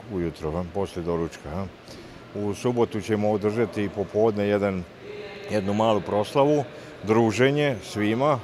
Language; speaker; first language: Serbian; non-native, local second language; Hungarian